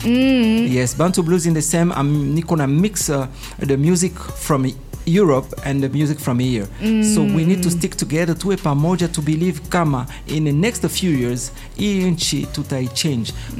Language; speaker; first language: English; non-native, fluent; Swahili